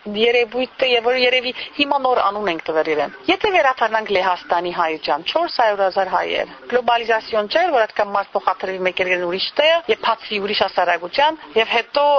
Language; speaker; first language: Armenian; early bilingual, heritage; Armenian